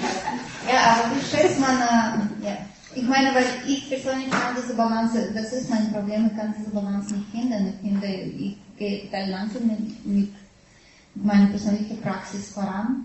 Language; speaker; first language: German; non-native, fluent; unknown